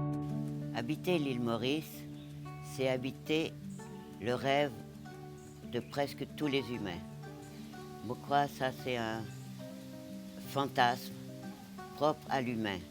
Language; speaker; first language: French; non-native, local second language; Morisyen